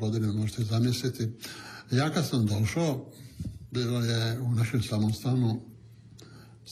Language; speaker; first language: Serbian; non-native, local second language; Italian